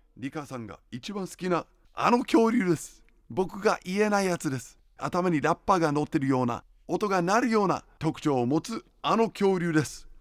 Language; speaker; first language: Japanese; non-native, fluent; English